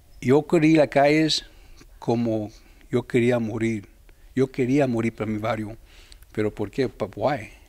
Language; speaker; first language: Spanish; early bilingual, heritage; Spanish